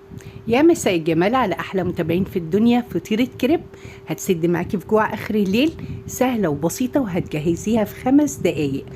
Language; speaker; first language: Arabic; native; Arabic